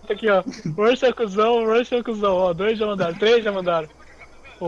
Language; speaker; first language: Portuguese; native; Portuguese